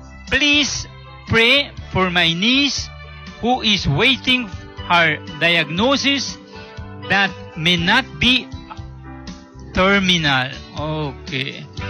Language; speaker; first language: English; non-native, local second language; Spanish